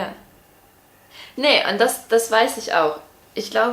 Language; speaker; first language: German; non-native, fluent; Latvian